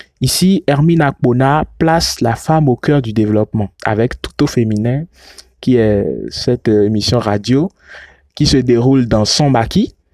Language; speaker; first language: French; non-native, local second language; Yoruba